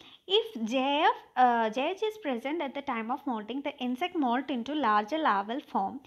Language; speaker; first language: English; non-native, local second language; Malayalam